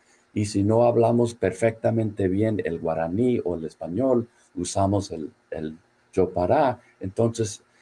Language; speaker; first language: Spanish; non-native, fluent; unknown